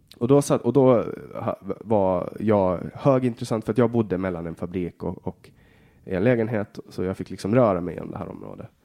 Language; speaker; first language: Swedish; native; Swedish